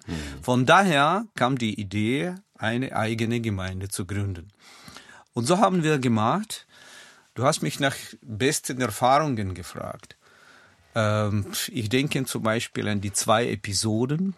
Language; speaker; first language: German; non-native, fluent; Russian